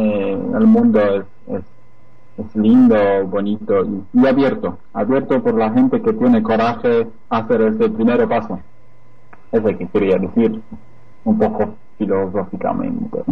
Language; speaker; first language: Spanish; non-native, fluent; Polish